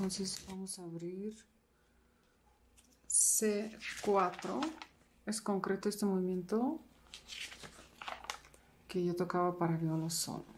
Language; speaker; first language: Spanish; non-native, fluent; Russian